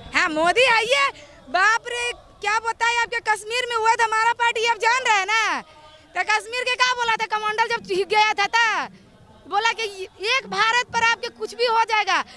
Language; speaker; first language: Hindi; native; Hindi